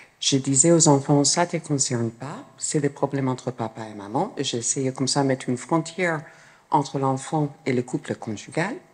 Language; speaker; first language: French; non-native, fluent; English